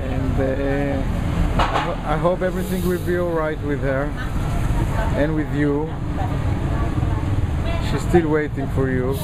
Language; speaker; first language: English; non-native, learner; Hebrew